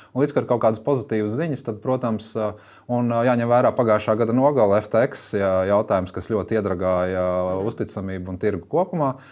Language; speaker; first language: Latvian; native; Latvian